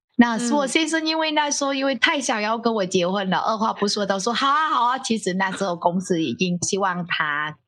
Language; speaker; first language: Chinese; non-native, fluent; Vietnamese